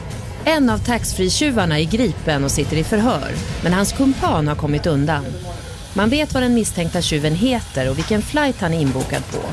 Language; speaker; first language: Swedish; native; Swedish